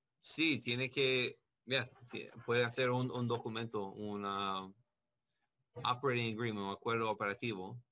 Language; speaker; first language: Spanish; non-native, learner; English